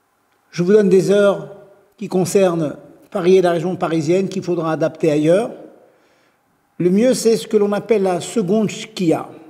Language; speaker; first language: French; native; French